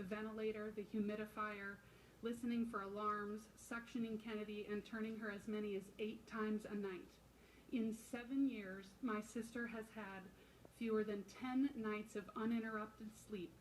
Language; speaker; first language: English; native; English